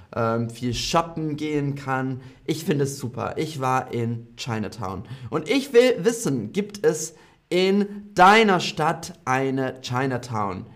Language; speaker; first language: German; non-native, fluent; English